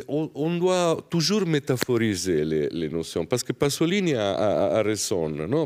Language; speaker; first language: French; non-native, fluent; Italian